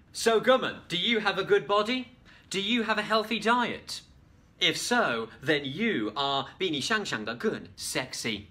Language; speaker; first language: English; native; English